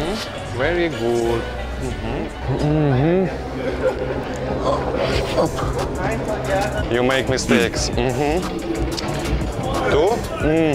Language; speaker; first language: English; non-native, learner; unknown